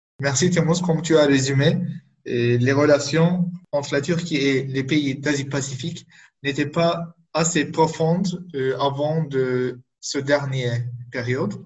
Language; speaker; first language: French; non-native, fluent; Turkish